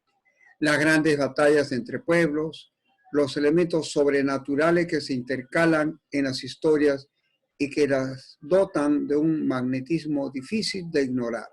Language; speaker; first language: Spanish; native; Spanish